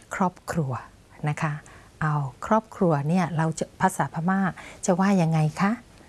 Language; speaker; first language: Thai; non-native, fluent; Burmese